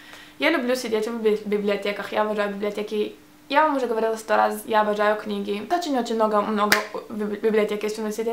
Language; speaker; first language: Russian; early bilingual, heritage; Russian